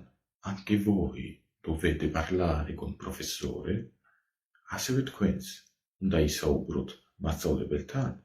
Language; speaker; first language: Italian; non-native, fluent; Georgian